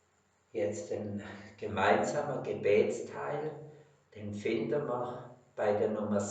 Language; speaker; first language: German; native; German